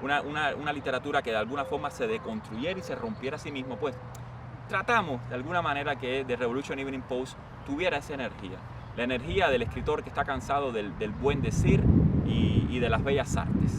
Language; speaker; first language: Spanish; native; Spanish